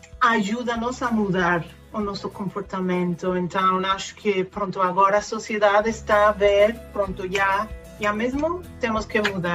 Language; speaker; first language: Portuguese; non-native, fluent; Spanish